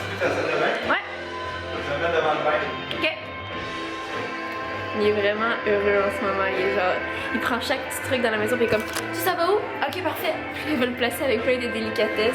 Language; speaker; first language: French; native; French